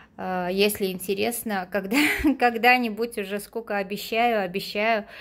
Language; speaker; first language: Russian; non-native, local second language; Armenian